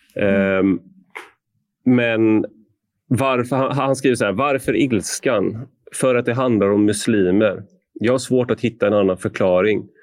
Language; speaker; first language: Swedish; native; Swedish